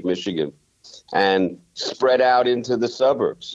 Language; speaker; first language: English; native; English